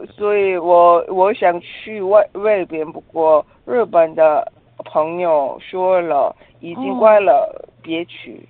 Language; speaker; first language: Chinese; non-native, learner; Korean